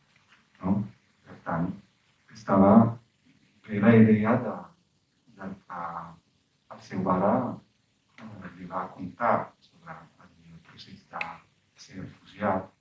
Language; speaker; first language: Catalan; non-native, fluent; Arabic